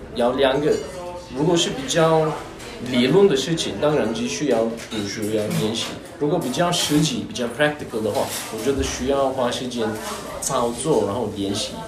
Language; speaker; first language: Chinese; non-native, fluent; Turkish